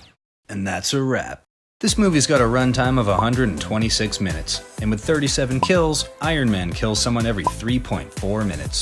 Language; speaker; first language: English; native; English